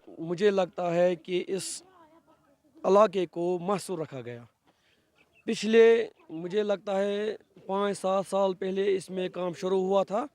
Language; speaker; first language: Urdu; non-native, local second language; Kashmiri